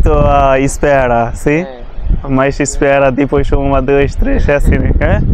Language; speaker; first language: Portuguese; non-native, learner; Bangla